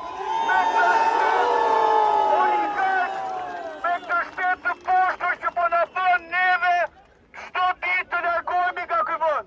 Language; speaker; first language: Albanian; native; Albanian